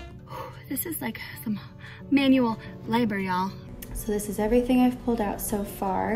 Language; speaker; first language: English; native; English